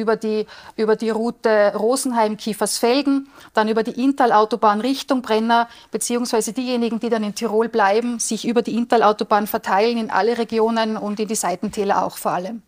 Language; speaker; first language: German; native; German